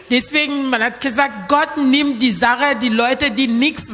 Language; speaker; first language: German; non-native, learner; French